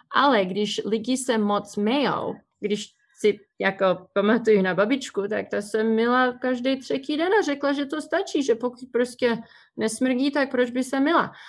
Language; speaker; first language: Czech; early bilingual, heritage; Czech